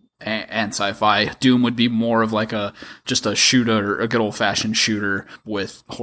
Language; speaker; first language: English; native; English